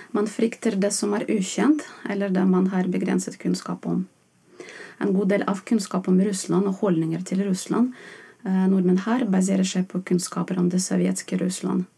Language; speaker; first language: Norwegian; non-native, fluent; Russian